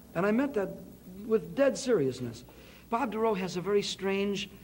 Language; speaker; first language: English; native; English